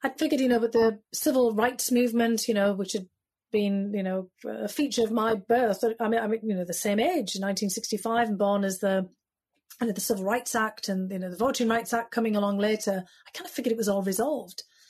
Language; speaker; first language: English; native; English